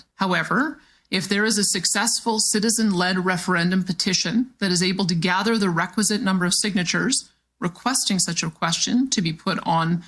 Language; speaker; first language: English; native; English